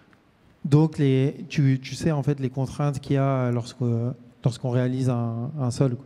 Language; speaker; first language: French; native; French